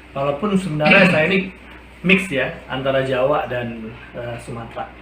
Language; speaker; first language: Indonesian; native; Indonesian